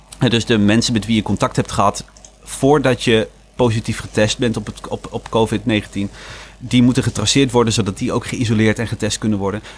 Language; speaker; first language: Dutch; native; Dutch